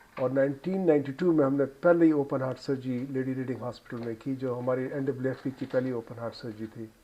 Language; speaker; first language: Urdu; non-native, local second language; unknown